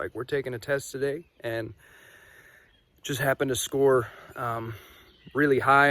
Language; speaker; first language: English; native; English